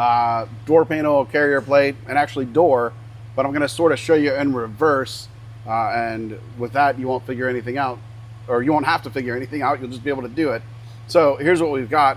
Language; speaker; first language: English; native; English